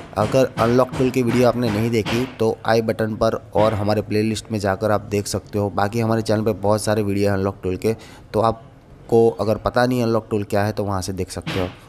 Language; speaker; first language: Hindi; non-native, local second language; Gujarati